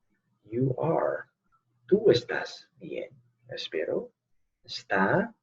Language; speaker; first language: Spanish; non-native, fluent; English